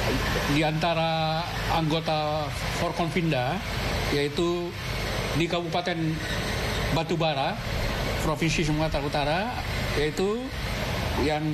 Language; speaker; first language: Indonesian; native; Indonesian